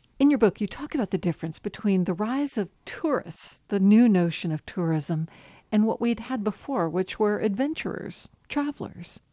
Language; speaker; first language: English; native; English